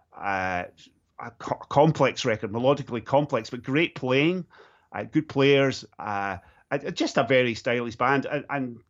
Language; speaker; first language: English; native; English